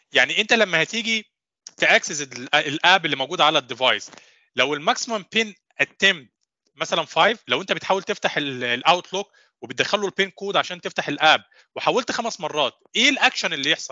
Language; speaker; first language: Arabic; native; Arabic